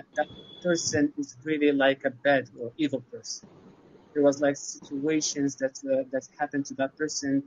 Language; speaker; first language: English; non-native, learner; Arabic